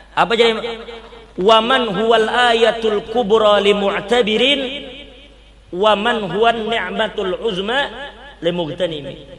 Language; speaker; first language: Indonesian; non-native, local second language; Banjar